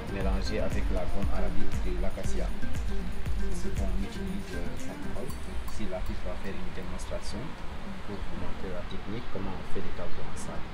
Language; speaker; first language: French; non-native, local second language; Wolof